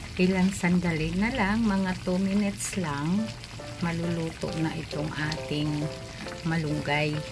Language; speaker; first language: Filipino; non-native, local second language; Hiligaynon